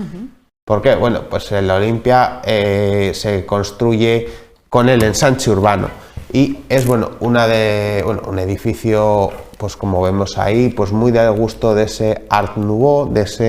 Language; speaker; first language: Spanish; native; Spanish